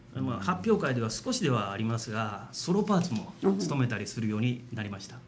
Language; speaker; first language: Japanese; native; Japanese